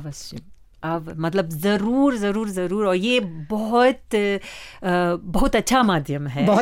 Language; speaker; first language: Hindi; non-native, fluent; Lithuanian